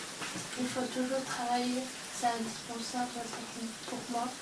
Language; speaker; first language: French; non-native, learner; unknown